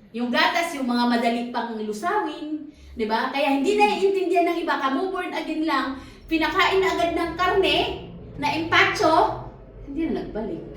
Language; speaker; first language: Filipino; non-native, local second language; Cebuano